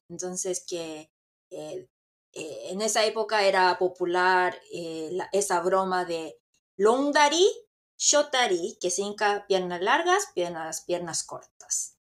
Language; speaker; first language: Spanish; non-native, fluent; Korean